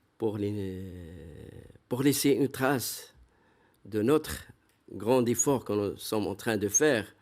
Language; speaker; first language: French; non-native, fluent; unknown